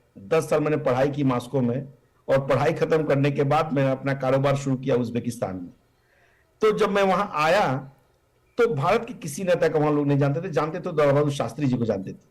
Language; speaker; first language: Hindi; native; Hindi